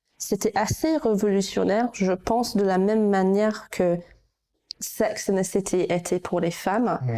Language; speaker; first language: French; non-native, fluent; English